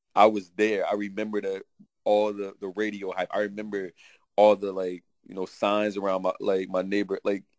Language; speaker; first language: English; native; English